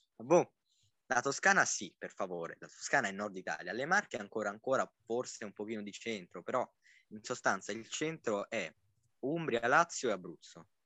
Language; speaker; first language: Italian; native; Italian